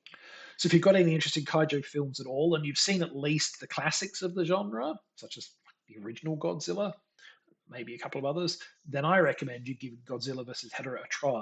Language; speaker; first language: English; native; English